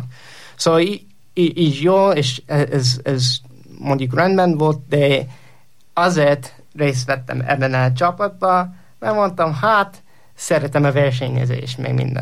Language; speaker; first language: Hungarian; non-native, learner; English